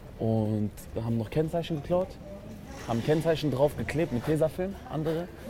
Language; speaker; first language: German; early bilingual, other home language; Kurdish